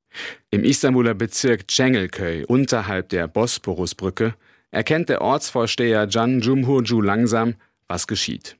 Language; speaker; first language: German; native; German